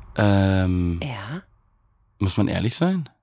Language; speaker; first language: German; native; German